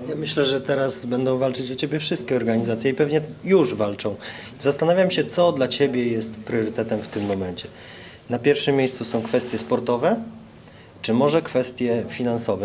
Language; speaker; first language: Polish; native; Polish